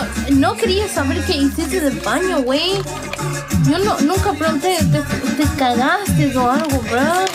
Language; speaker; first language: Spanish; early bilingual, heritage; Spanish